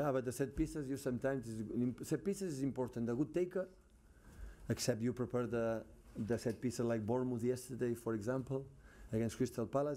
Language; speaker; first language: English; non-native, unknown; Catalan